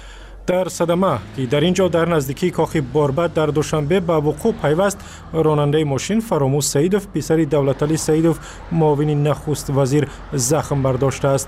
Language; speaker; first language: Persian; native; Persian